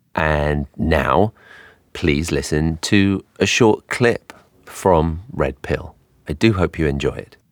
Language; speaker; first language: English; native; English